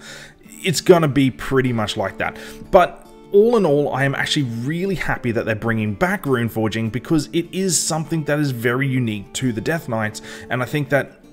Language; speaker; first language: English; native; English